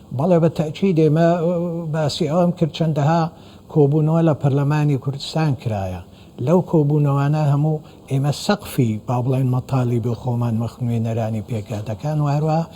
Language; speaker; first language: Central Kurdish; non-native, local second language; Assyrian Neo-Aramaic